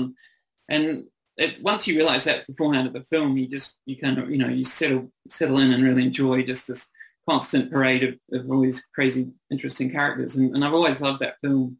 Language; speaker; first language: English; native; English